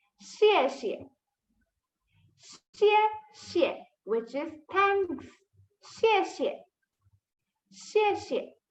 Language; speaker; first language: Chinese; non-native, fluent; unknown